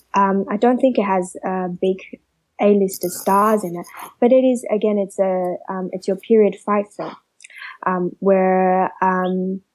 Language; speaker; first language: English; early bilingual, other home language; Chinese